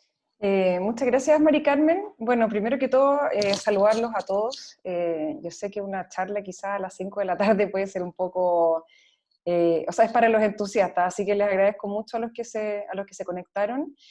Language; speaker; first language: Spanish; native; Spanish